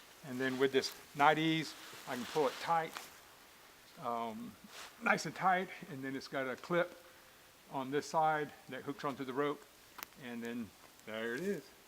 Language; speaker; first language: English; native; English